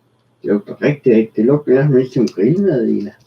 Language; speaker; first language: Danish; native; Danish